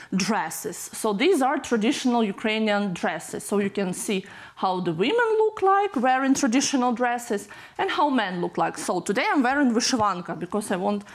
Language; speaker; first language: English; non-native, fluent; Ukrainian